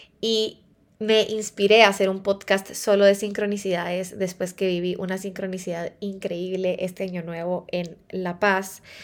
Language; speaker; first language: Spanish; early bilingual, heritage; Spanish